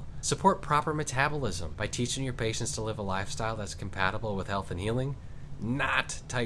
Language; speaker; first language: English; native; English